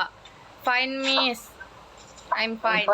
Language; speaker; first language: English; non-native, learner; Indonesian